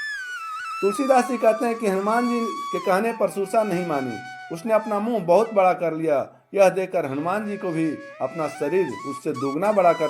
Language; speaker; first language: Hindi; native; Hindi